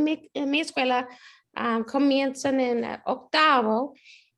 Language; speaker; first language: Spanish; non-native, fluent; English